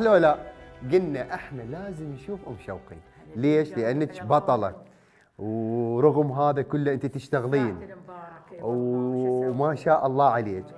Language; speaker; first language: Arabic; native; Arabic